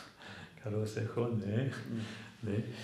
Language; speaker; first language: Greek; non-native, fluent; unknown